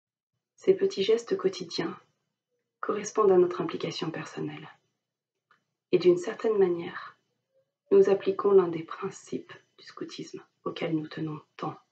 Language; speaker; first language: French; native; French